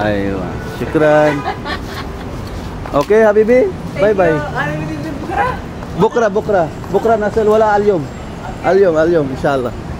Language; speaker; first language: Arabic; non-native, learner; Filipino